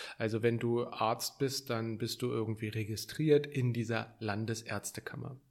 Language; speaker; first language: German; native; German